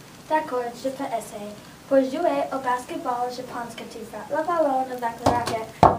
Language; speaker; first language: French; non-native, learner; English